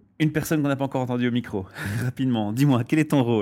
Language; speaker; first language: French; native; French